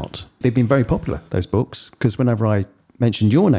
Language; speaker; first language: English; native; English